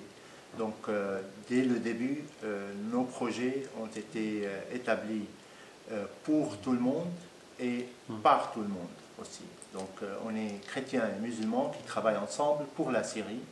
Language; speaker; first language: French; non-native, fluent; Arabic